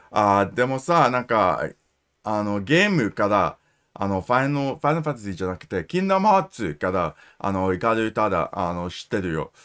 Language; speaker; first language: Japanese; non-native, learner; English